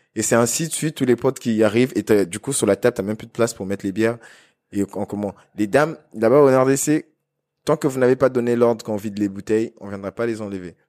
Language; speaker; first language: French; non-native, local second language; Lingala